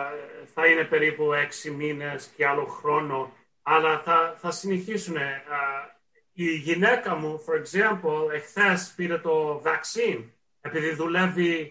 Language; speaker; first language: Greek; early bilingual, heritage; Greek